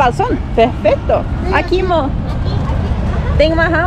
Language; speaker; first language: Portuguese; early bilingual, heritage; Portuguese